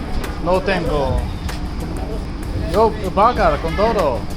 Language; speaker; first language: Spanish; non-native, learner; Chinese